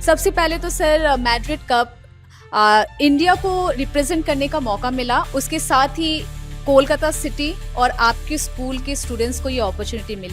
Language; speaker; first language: Hindi; native; Hindi